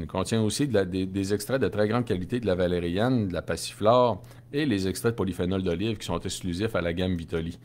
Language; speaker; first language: French; native; French